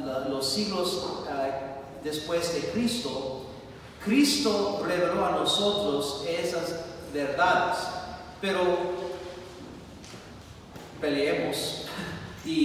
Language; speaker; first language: Spanish; non-native, fluent; English